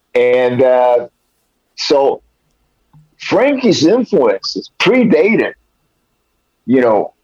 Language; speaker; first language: English; early bilingual, other home language; Spanish